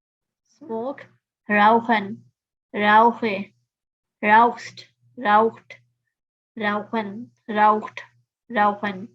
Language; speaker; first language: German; non-native, learner; Urdu